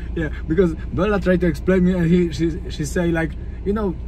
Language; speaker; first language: English; non-native, learner; Polish